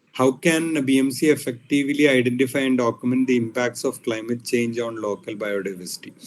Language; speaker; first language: English; non-native, local second language; Malayalam